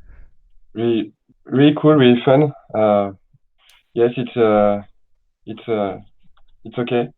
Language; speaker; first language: English; non-native, learner; French